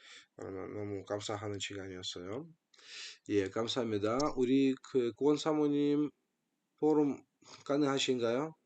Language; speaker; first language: Korean; non-native, fluent; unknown